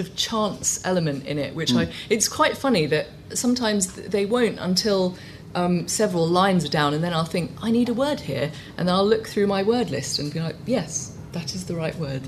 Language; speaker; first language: English; native; English